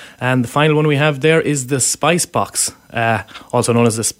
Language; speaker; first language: English; native; English